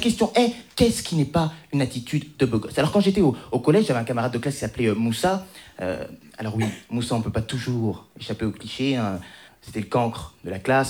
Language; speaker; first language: French; native; French